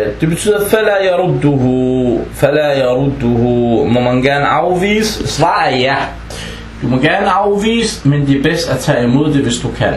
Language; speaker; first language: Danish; non-native, fluent; Arabic